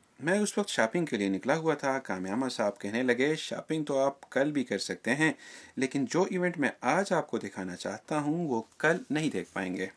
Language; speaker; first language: Urdu; native; Urdu